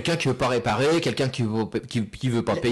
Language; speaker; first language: French; native; French